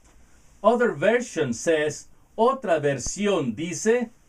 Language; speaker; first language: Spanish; non-native, learner; English